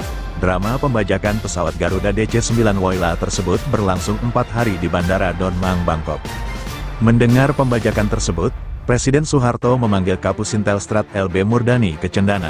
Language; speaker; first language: Indonesian; native; Indonesian